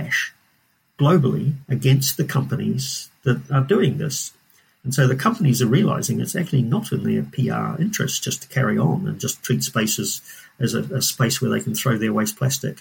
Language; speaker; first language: English; native; English